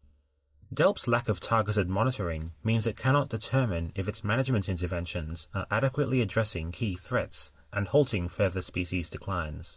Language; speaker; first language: English; native; English